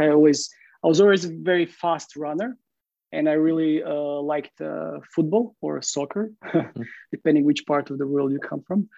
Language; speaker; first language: English; non-native, fluent; Croatian